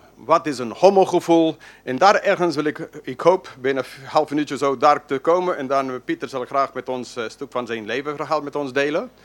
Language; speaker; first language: Dutch; non-native, fluent; English